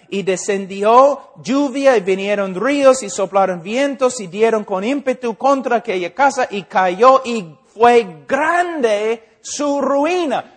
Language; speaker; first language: Spanish; non-native, fluent; English